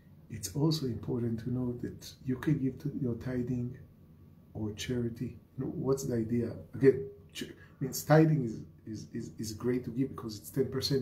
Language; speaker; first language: English; non-native, fluent; Hebrew